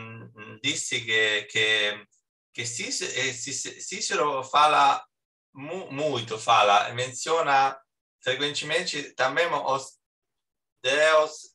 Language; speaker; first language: Portuguese; non-native, learner; Italian